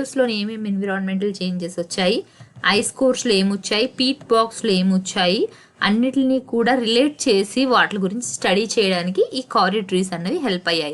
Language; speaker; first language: Telugu; native; Telugu